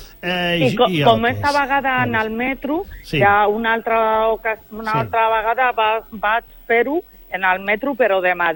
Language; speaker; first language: Catalan; non-native, local second language; Spanish